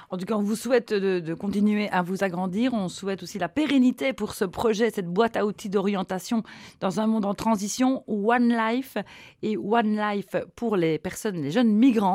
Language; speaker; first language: French; native; French